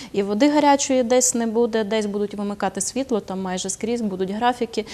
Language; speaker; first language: Ukrainian; native; Ukrainian